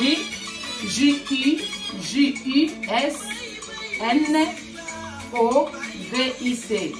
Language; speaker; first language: French; non-native, local second language; Lingala